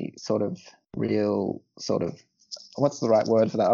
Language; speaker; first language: English; native; English